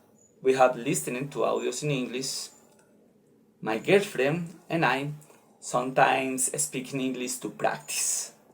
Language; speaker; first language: English; non-native, learner; Spanish